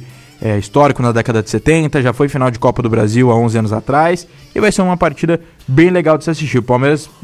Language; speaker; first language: Portuguese; native; Portuguese